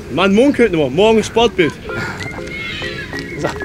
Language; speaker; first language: German; native; German